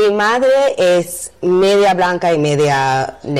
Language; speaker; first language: Spanish; non-native, learner; English